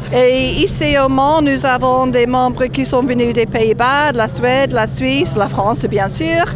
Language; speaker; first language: French; non-native, fluent; English